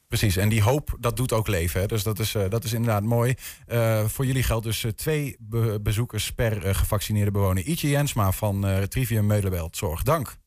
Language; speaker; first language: Dutch; native; Dutch